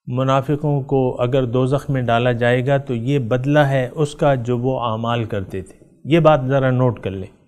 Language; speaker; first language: Urdu; native; Urdu